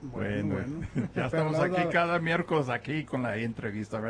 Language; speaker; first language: Spanish; early bilingual, other home language; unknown